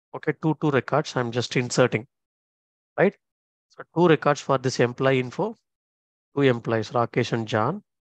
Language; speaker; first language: English; non-native, local second language; Tamil